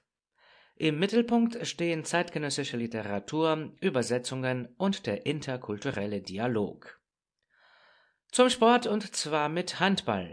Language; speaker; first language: German; non-native, fluent; Romanian